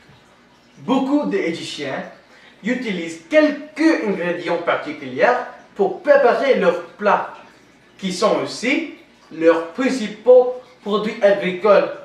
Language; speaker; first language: French; non-native, learner; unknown